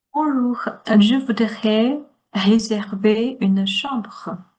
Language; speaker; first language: French; non-native, learner; Chinese